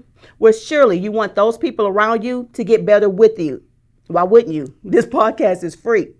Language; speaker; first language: English; native; English